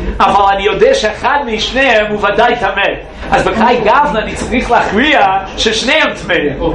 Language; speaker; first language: Hebrew; non-native, fluent; English